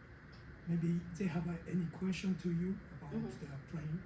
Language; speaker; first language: English; non-native, learner; Japanese